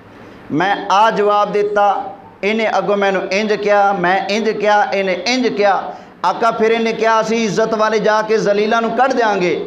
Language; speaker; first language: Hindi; non-native, local second language; Punjabi